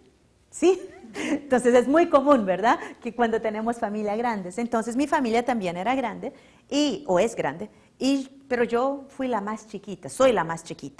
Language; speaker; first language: Spanish; non-native, fluent; Portuguese